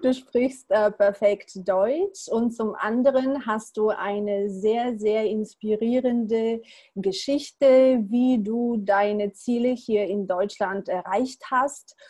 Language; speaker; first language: German; non-native, fluent; Bulgarian